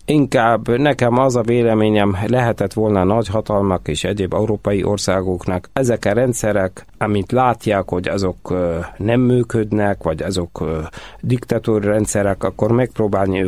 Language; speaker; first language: Hungarian; non-native, fluent; Arabic